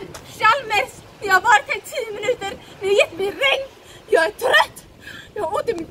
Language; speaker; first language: Swedish; early bilingual, other home language; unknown